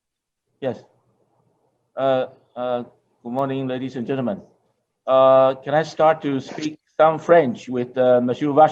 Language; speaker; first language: English; non-native, fluent; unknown